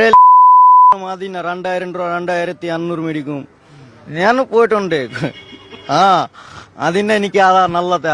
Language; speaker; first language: Malayalam; non-native, learner; Bangla